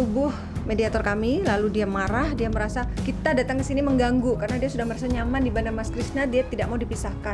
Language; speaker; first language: Indonesian; native; Indonesian